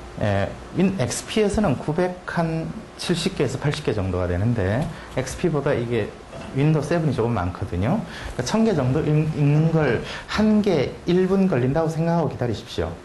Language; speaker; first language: Korean; native; Korean